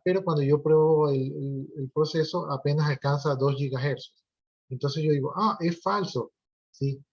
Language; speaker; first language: Spanish; native; Spanish